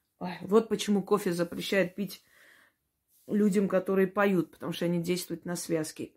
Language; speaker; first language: Russian; non-native, local second language; Armenian